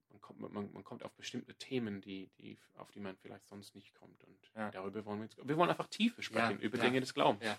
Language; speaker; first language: German; non-native, fluent; English